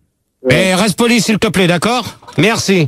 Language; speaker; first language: French; native; French